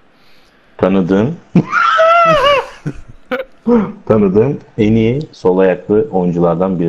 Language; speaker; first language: Turkish; native; Turkish